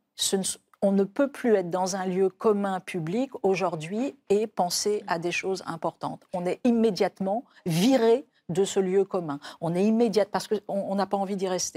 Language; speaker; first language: French; native; French